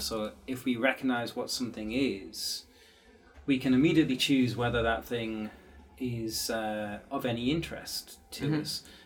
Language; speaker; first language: English; native; English